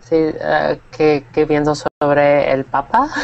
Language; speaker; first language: Spanish; non-native, learner; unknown